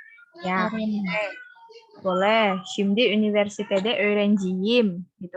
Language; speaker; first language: Turkish; non-native, fluent; Indonesian